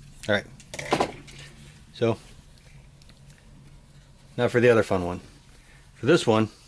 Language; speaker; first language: English; native; English